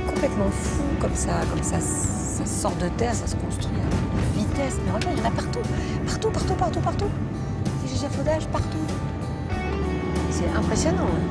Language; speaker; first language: French; native; French